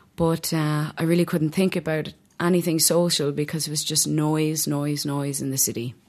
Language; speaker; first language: English; native; English